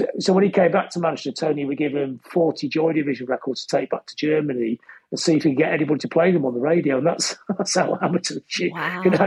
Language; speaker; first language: English; native; English